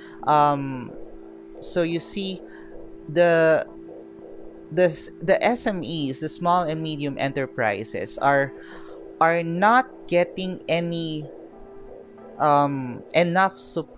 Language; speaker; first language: English; non-native, local second language; Filipino